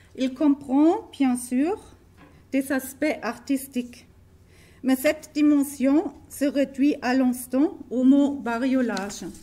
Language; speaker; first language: French; non-native, fluent; German